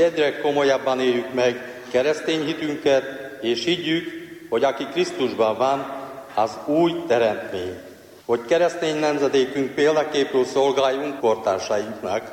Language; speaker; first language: Hungarian; native; Hungarian